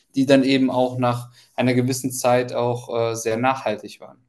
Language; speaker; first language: German; early bilingual, other home language; Ukrainian